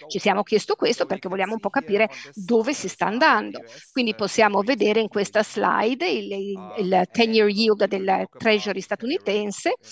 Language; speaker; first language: Italian; native; Italian